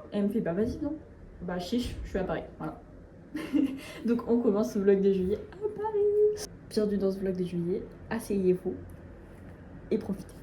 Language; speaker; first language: French; native; French